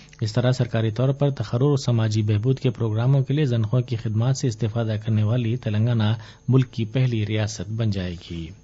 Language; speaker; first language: Urdu; native; Urdu